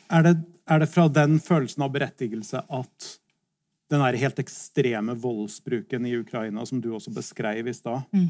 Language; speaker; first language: Norwegian; native; Norwegian